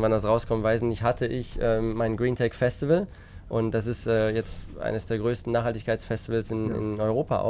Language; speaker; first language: German; native; German